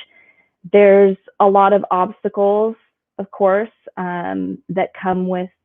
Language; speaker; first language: English; native; English